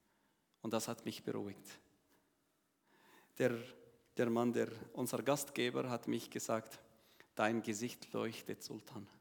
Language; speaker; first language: German; non-native, learner; Arabic